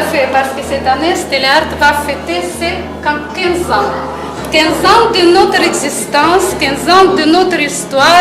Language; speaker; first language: French; non-native, fluent; Russian